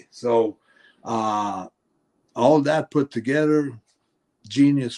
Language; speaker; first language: English; non-native, fluent; French